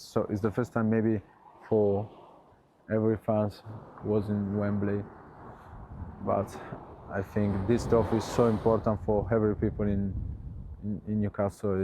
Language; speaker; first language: English; non-native, learner; Italian